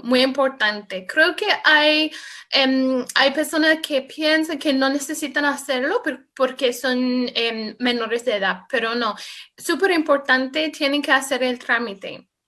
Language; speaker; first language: Spanish; non-native, fluent; English